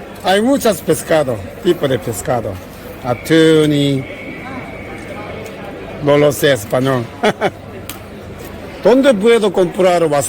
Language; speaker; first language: Spanish; non-native, learner; Korean